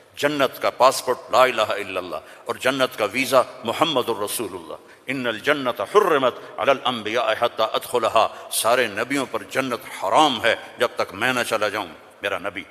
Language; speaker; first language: Urdu; non-native, local second language; Punjabi